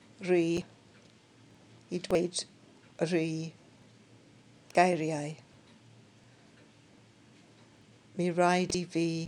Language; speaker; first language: Welsh; non-native, learner; English